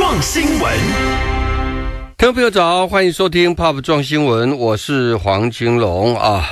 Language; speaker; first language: Chinese; native; Chinese